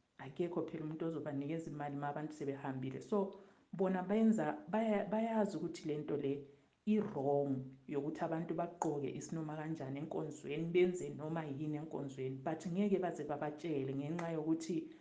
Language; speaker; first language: Zulu; native; Zulu